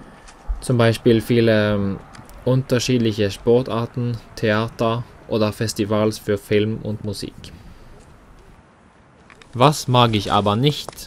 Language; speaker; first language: German; non-native, learner; Norwegian